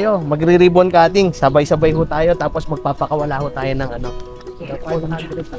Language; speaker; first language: Filipino; native; Filipino